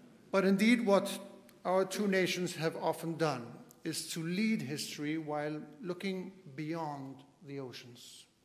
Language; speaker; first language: English; non-native, fluent; Spanish